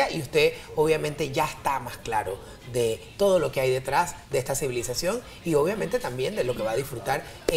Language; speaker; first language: Spanish; native; Spanish